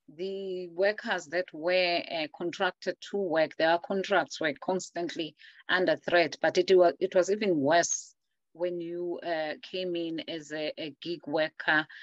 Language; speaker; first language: English; non-native, local second language; Zulu